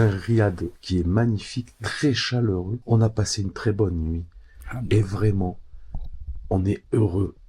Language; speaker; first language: French; native; French